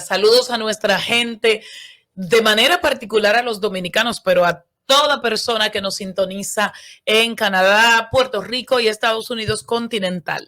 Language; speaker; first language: Spanish; native; Spanish